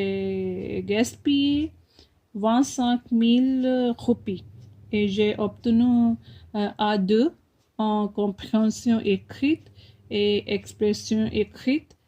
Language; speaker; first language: French; non-native, fluent; Punjabi